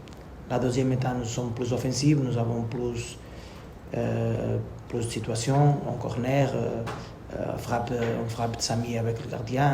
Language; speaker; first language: French; non-native, learner; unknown